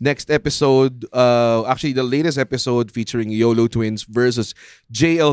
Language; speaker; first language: English; non-native, local second language; Filipino